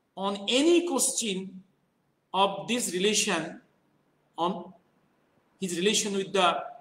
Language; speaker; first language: English; non-native, local second language; Bangla